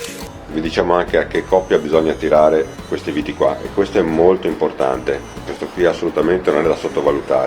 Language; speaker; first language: Italian; native; Italian